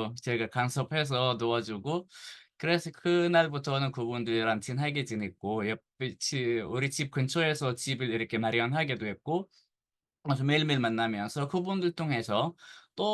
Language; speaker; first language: Korean; non-native, fluent; Arabic